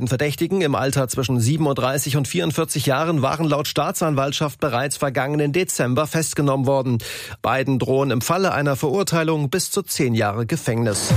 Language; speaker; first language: German; native; German